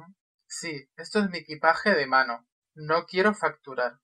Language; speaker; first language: Spanish; non-native, fluent; Russian